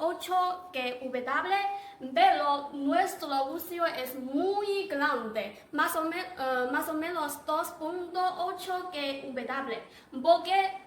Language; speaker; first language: Spanish; non-native, learner; Chinese